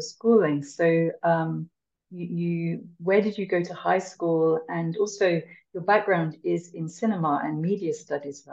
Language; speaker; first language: English; native; English